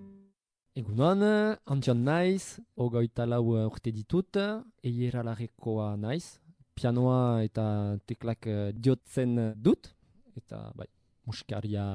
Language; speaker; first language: Basque; non-native, local second language; French